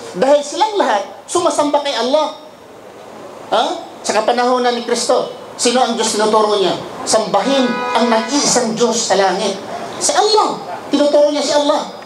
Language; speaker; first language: Filipino; non-native, local second language; Cebuano